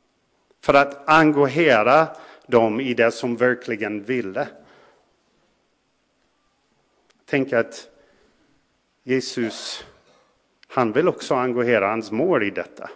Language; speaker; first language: Swedish; non-native, fluent; English